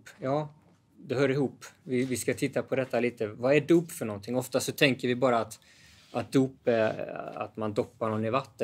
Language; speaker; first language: Swedish; native; Swedish